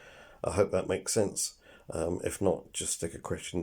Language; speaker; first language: English; native; English